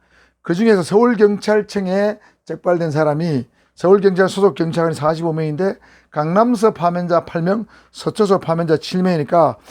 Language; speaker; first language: Korean; native; Korean